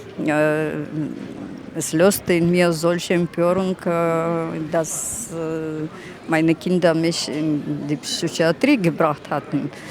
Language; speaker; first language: German; non-native, fluent; Russian